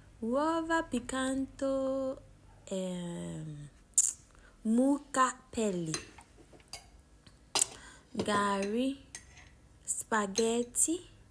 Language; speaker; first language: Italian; non-native, learner; Akan